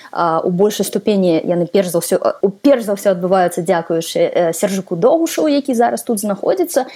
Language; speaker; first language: Belarusian; non-native, local second language; Russian